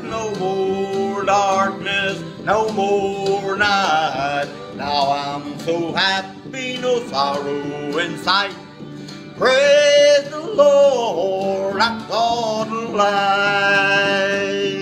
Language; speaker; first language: English; native; English